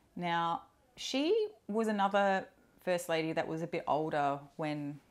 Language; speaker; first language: English; native; English